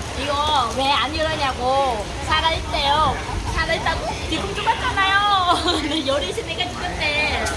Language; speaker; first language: Korean; non-native, learner; Vietnamese